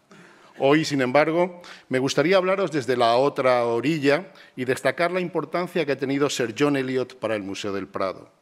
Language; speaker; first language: Spanish; native; Spanish